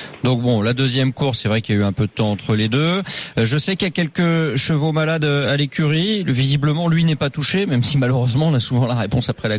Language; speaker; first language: French; native; French